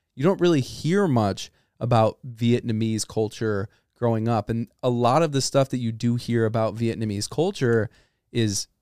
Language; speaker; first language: English; early bilingual, other home language; Italian